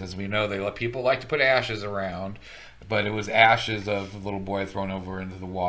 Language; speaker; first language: English; native; English